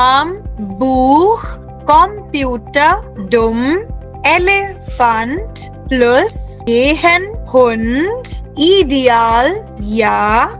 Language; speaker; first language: German; non-native, fluent; Hindi